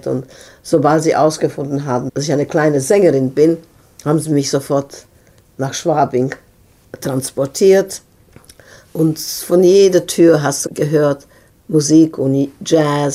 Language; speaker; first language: German; non-native, fluent; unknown